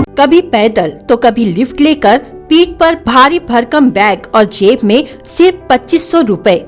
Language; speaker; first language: Hindi; native; Hindi